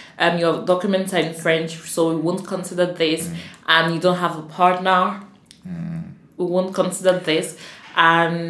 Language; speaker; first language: English; native; English